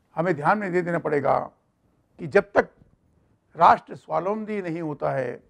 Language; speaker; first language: Hindi; non-native, local second language; Marathi